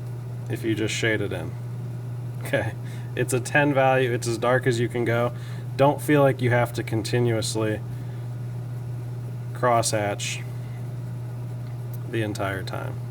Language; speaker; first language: English; native; English